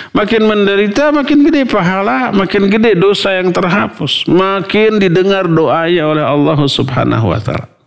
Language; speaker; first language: Indonesian; non-native, local second language; Sundanese